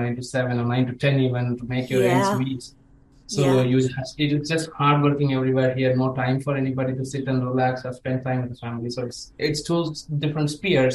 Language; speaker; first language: English; non-native, local second language; Tamil